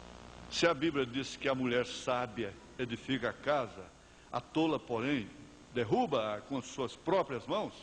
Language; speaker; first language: Portuguese; native; Portuguese